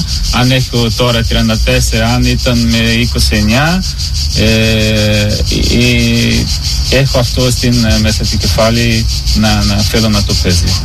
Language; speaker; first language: Greek; non-native, learner; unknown